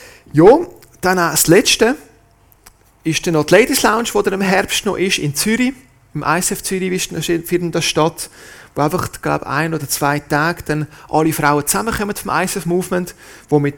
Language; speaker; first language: German; native; German